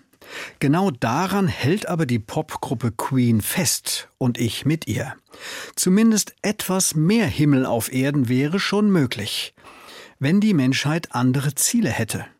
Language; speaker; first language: German; native; German